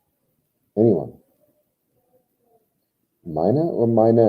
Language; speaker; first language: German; non-native, fluent; English